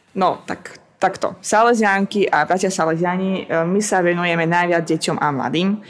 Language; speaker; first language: Slovak; non-native, fluent; Russian